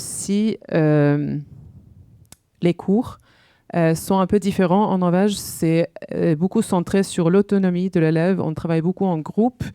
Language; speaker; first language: French; non-native, fluent; Norwegian